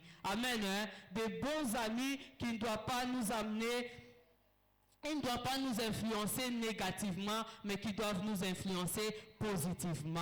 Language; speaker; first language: French; non-native, local second language; Lingala